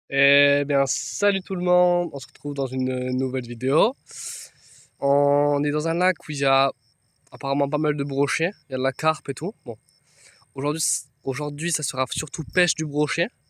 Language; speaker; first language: French; native; French